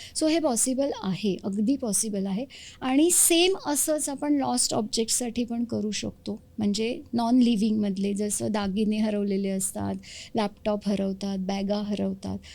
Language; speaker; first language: Marathi; native; Marathi